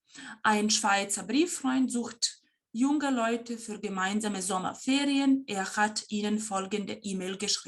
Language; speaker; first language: German; non-native, fluent; Serbian